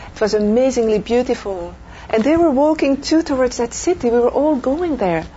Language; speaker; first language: English; non-native, fluent; French